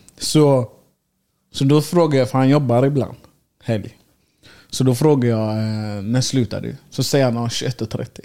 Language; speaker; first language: Swedish; early bilingual, other home language; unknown